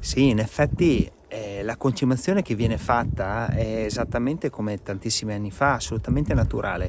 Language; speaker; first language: Italian; native; Italian